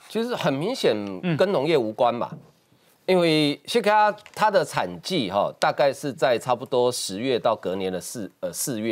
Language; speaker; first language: Chinese; native; Chinese